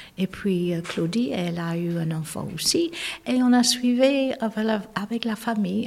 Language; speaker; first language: French; non-native, fluent; English